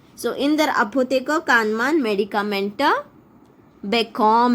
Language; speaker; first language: German; non-native, fluent; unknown